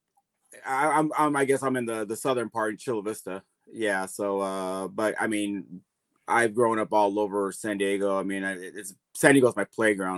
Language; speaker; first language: English; native; English